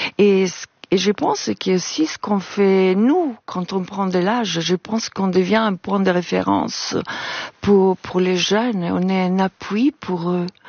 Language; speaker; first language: French; non-native, fluent; Italian